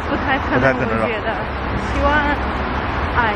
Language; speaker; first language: Chinese; non-native, learner; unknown